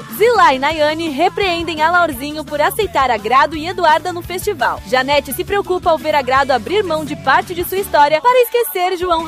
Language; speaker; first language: Portuguese; native; Portuguese